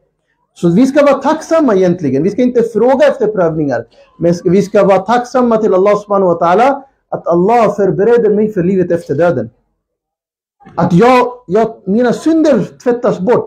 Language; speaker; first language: Swedish; non-native, local second language; Urdu